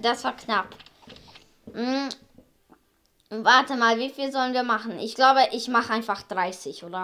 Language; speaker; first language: German; early bilingual, other home language; Hungarian